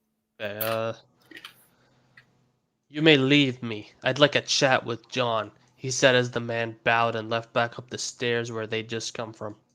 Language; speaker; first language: English; native; English